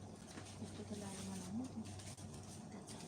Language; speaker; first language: English; non-native, learner; Nepali